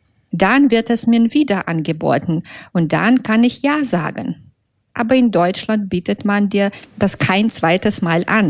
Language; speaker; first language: German; non-native, fluent; Russian